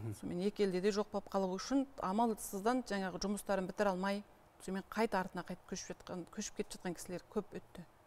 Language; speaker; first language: Kazakh; early bilingual, heritage; Kazakh